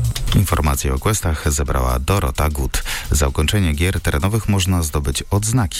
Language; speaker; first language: Polish; native; Polish